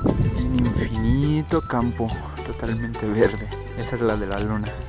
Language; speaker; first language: Spanish; native; Spanish